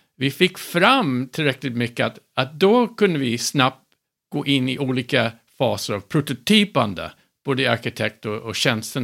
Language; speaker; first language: Swedish; non-native, fluent; English